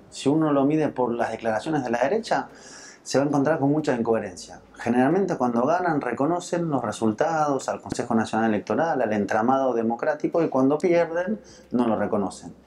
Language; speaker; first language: Spanish; early bilingual, heritage; Spanish